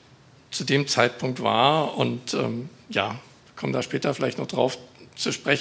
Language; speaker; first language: German; native; German